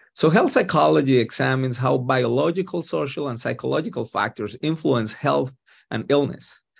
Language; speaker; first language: English; non-native, fluent; Spanish